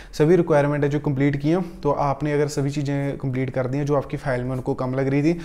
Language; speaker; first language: Hindi; non-native, local second language; Punjabi